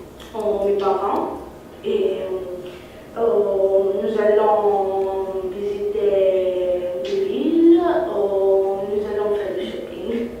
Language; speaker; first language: French; non-native, learner; Italian